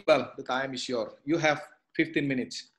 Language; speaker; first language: English; non-native, learner; Indonesian